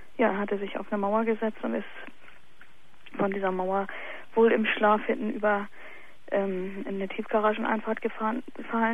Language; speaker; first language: German; native; German